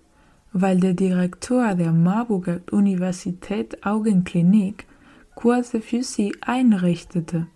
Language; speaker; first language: German; non-native, learner; Spanish